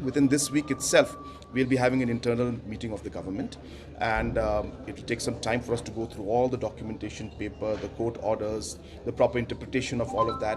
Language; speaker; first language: English; non-native, local second language; Garo